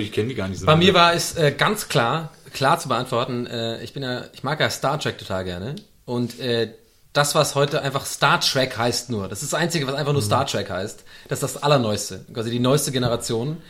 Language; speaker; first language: German; native; German